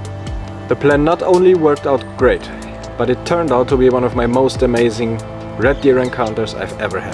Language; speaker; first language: English; non-native, fluent; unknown